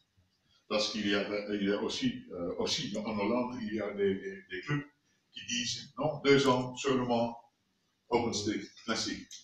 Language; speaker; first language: French; non-native, fluent; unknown